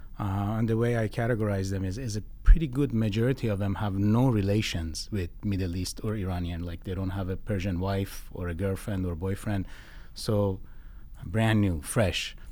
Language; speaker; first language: English; non-native, fluent; Persian